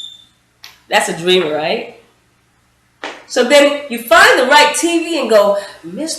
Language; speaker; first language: English; native; English